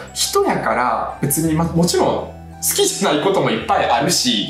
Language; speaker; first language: Japanese; early bilingual, other home language; Russian